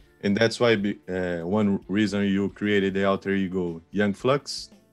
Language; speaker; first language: English; non-native, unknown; Portuguese